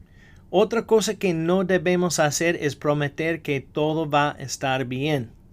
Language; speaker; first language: Spanish; non-native, fluent; English